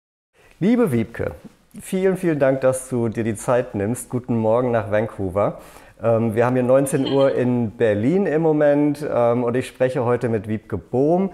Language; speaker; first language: German; native; German